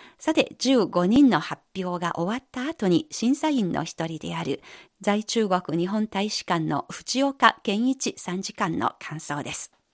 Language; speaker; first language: Japanese; non-native, fluent; Chinese